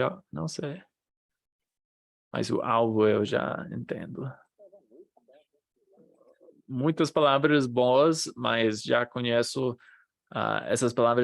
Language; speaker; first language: Portuguese; non-native, fluent; English